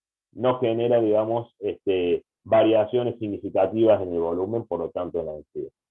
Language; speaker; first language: Spanish; native; Spanish